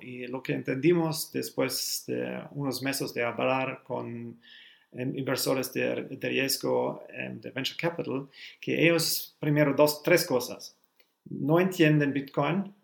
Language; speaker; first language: Spanish; non-native, learner; German